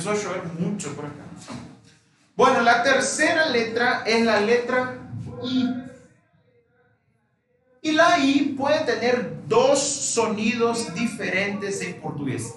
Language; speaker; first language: Spanish; non-native, fluent; Portuguese